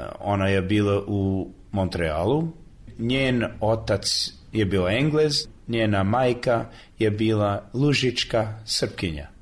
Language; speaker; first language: Serbian; early bilingual, heritage; Serbian